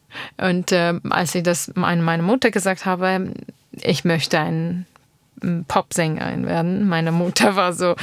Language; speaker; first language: German; non-native, learner; Armenian